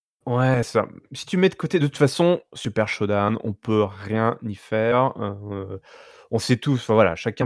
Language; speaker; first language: French; native; French